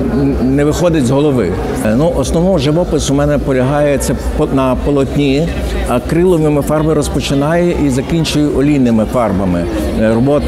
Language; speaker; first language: Ukrainian; native; Ukrainian